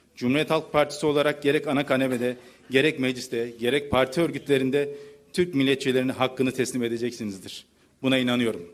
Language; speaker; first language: Turkish; native; Turkish